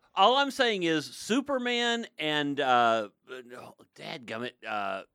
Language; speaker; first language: English; native; English